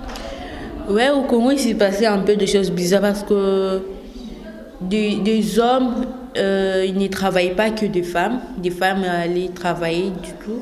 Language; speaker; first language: French; non-native, local second language; Lingala